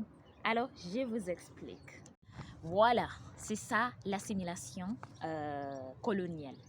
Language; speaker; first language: French; non-native, learner; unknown